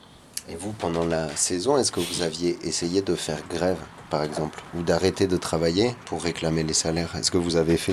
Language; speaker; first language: French; native; French